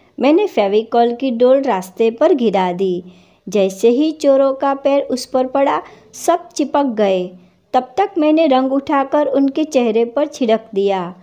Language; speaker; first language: Hindi; non-native, local second language; Gujarati